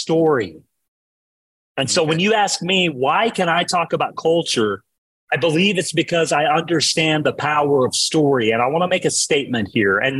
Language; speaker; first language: English; native; English